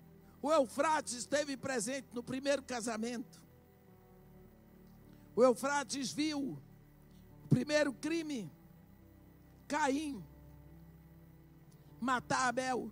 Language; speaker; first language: Portuguese; native; Portuguese